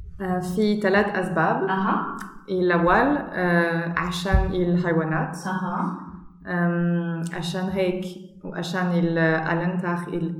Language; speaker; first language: Arabic; non-native, learner; German